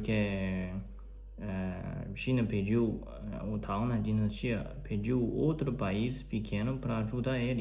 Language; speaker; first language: Portuguese; non-native, learner; Chinese